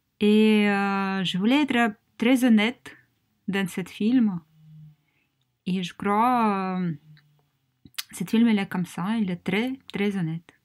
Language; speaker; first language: French; non-native, fluent; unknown